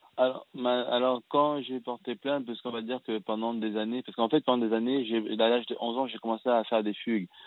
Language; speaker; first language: French; early bilingual, other home language; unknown